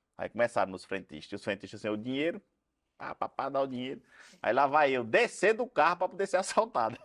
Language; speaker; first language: Portuguese; native; Portuguese